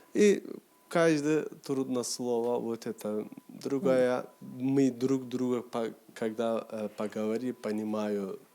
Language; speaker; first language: Russian; non-native, learner; Turkish